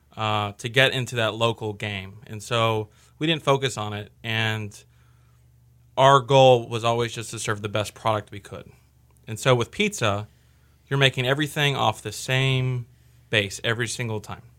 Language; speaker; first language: English; native; English